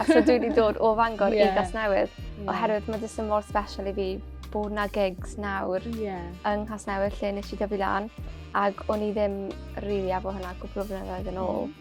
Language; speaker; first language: Welsh; non-native, local second language; English